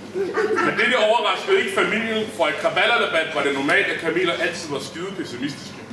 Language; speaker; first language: Danish; native; Danish